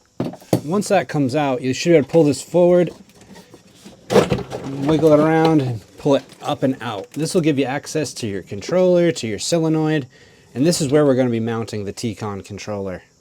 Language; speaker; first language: English; native; English